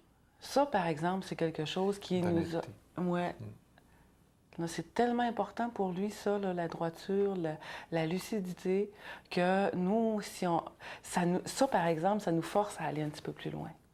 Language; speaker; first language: French; native; French